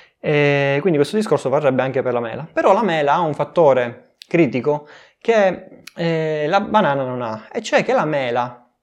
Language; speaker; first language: Italian; native; Italian